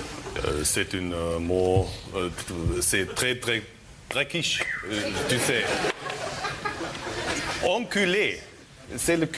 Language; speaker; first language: French; non-native, learner; German